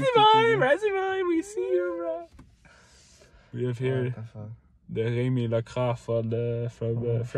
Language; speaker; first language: English; non-native, fluent; Dutch